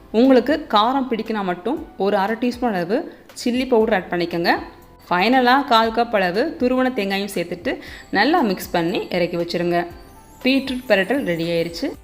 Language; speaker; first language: Tamil; native; Tamil